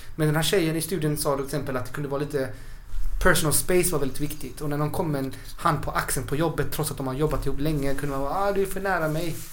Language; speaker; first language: Swedish; early bilingual, other home language; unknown